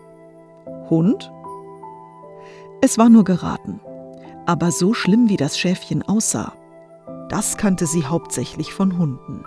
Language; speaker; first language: German; native; German